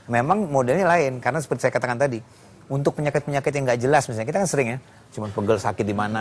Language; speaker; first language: Indonesian; native; Indonesian